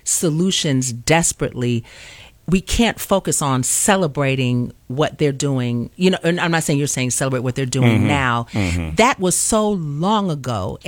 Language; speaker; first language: English; native; English